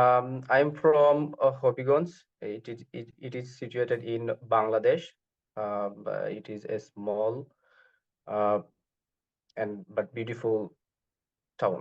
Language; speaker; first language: English; non-native, learner; Bangla